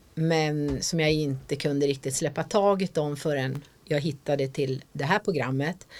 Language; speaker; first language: Swedish; native; Swedish